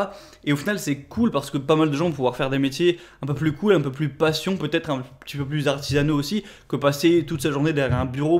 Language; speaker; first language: French; native; French